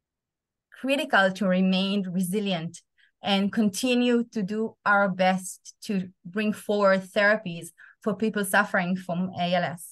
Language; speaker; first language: English; non-native, fluent; Hebrew